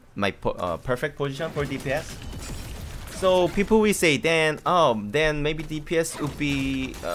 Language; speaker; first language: English; non-native, learner; Korean